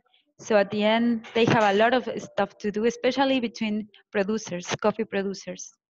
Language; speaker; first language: English; non-native, fluent; Spanish